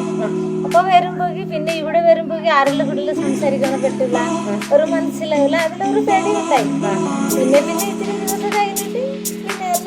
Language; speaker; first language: Malayalam; non-native, local second language; Bangla